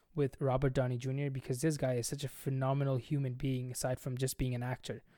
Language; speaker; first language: English; non-native, local second language; Bangla